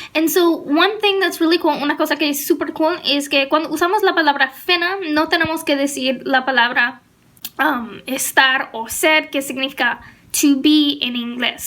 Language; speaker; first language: Spanish; non-native, fluent; English